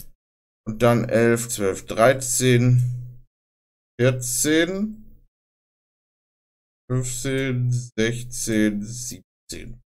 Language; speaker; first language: German; native; German